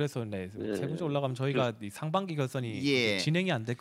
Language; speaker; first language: Korean; native; Korean